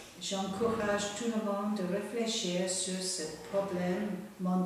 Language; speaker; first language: French; non-native, fluent; Bangla